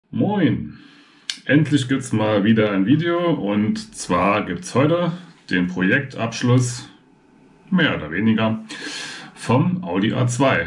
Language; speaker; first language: German; native; German